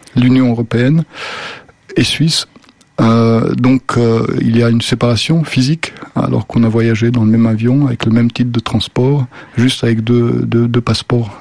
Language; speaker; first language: French; early bilingual, other home language; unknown